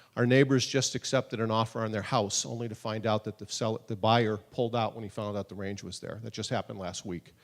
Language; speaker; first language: English; native; English